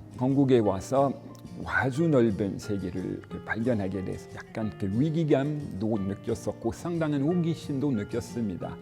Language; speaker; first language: Korean; non-native, fluent; French